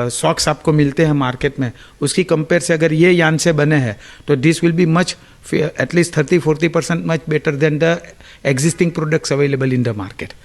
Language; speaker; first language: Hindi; non-native, local second language; Gujarati